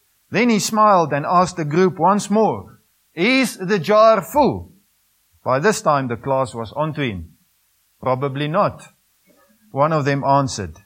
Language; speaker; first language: English; non-native, local second language; Afrikaans